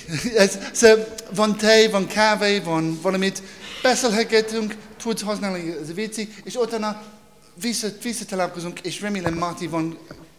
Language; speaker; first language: Hungarian; non-native, learner; English